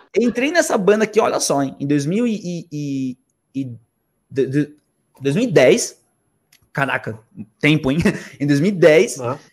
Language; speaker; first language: Portuguese; early bilingual, other home language; Spanish